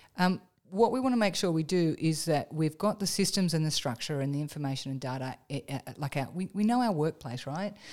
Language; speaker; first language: English; native; English